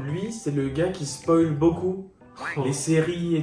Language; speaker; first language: French; native; French